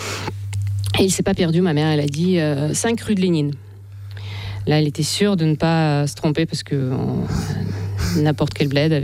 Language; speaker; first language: French; non-native, fluent; Russian